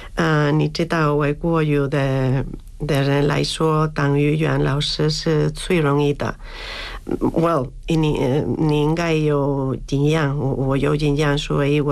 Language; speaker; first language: Chinese; non-native, learner; Spanish